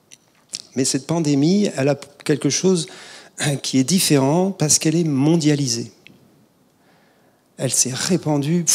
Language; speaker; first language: French; native; French